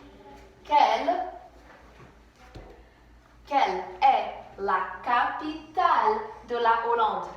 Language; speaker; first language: French; non-native, fluent; English